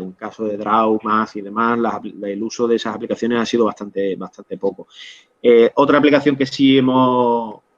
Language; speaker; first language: Spanish; native; Spanish